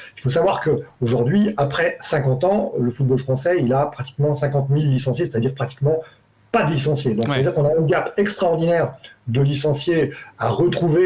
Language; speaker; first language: French; native; French